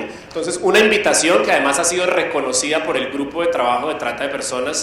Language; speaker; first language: Spanish; native; Spanish